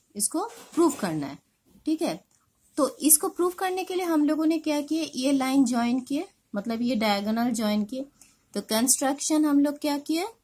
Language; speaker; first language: Hindi; non-native, local second language; Bangla